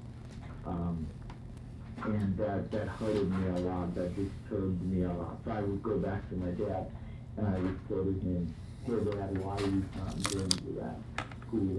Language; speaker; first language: English; non-native, local second language; Bangla